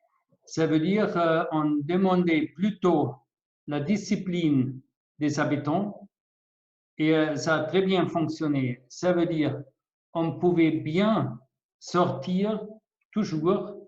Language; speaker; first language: French; non-native, fluent; German